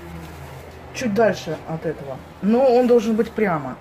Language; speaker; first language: Russian; native; Russian